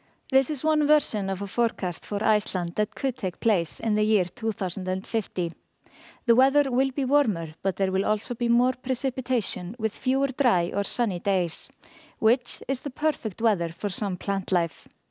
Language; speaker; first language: English; non-native, fluent; Icelandic